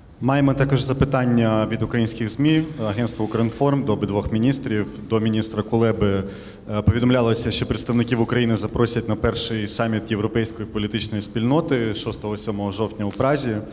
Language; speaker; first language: Ukrainian; native; Ukrainian